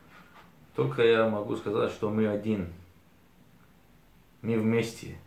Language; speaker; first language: Russian; early bilingual, heritage; Arabic